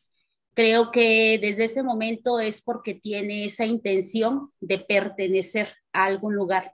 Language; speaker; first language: Spanish; native; Spanish